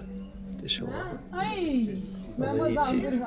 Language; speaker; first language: Chinese; non-native, learner; Turkish